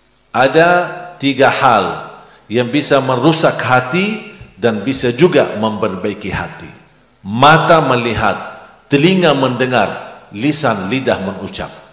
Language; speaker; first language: Indonesian; non-native, fluent; Arabic